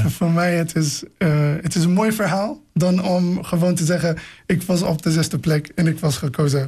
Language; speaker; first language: Dutch; non-native, fluent; English